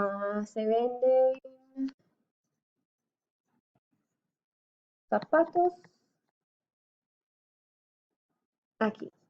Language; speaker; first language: Spanish; non-native, fluent; English